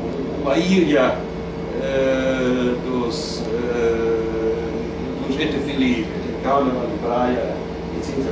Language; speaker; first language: Portuguese; non-native, fluent; German